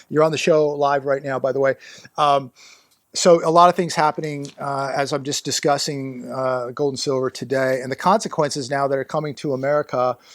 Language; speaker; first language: English; native; English